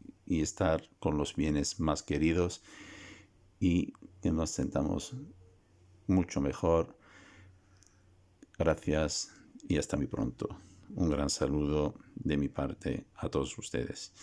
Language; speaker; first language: Spanish; non-native, fluent; Arabic